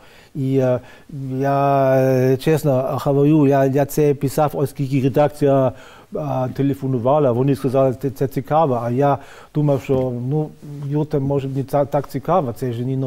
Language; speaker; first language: Ukrainian; non-native, fluent; German